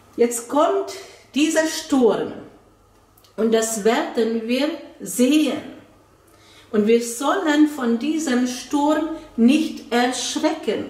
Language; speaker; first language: German; non-native, fluent; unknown